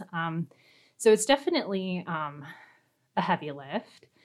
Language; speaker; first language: English; native; English